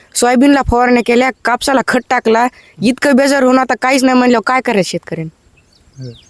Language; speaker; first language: Marathi; native; Marathi